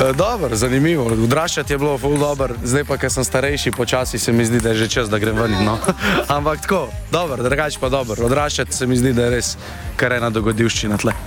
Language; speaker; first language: Slovenian; native; Slovenian